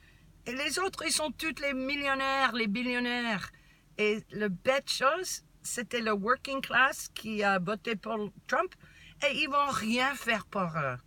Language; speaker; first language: French; non-native, learner; English